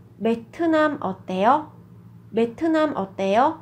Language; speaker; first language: Korean; non-native, fluent; Vietnamese